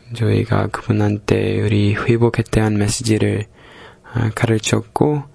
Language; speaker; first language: Korean; non-native, fluent; English